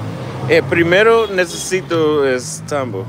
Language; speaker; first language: Spanish; non-native, learner; English